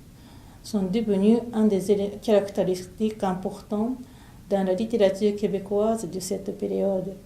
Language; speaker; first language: French; non-native, fluent; Japanese